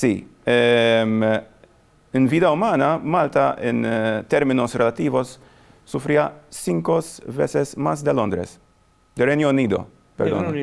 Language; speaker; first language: Spanish; non-native, fluent; Maltese